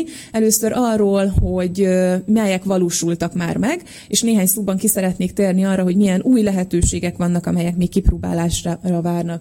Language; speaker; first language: Hungarian; native; Hungarian